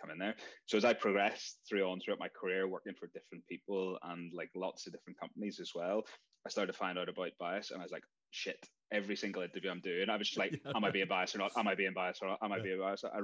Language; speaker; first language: English; native; English